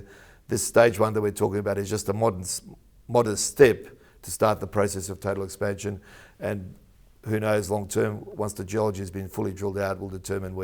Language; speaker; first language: English; native; English